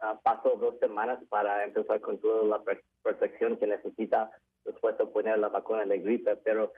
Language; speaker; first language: Spanish; early bilingual, heritage; English